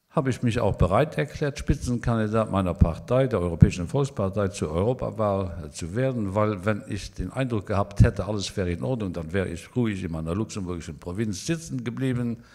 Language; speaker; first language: German; non-native, local second language; Luxembourgish